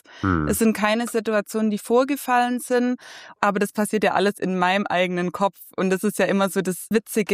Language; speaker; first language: German; native; German